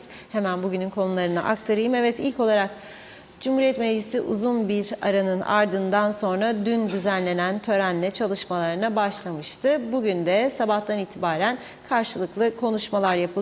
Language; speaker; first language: Turkish; native; Turkish